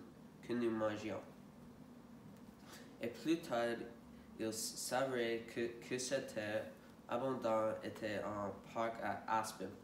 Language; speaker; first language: French; non-native, learner; English